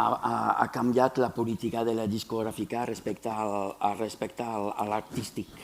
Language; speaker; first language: Catalan; non-native, fluent; French